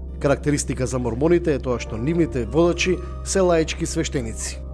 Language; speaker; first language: Macedonian; native; Macedonian